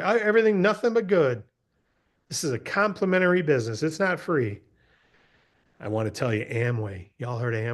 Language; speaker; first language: English; native; English